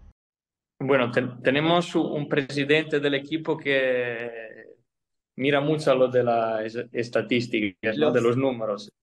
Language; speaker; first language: Spanish; non-native, fluent; Italian